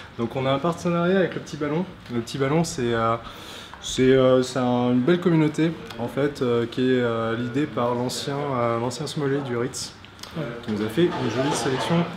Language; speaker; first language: French; native; French